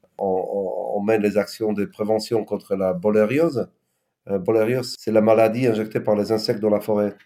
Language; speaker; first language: French; non-native, fluent; Polish